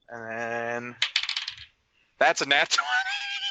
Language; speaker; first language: English; native; English